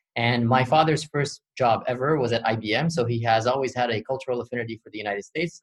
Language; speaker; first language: English; early bilingual, other home language; Arabic